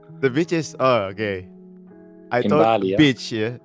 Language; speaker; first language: English; non-native, fluent; Indonesian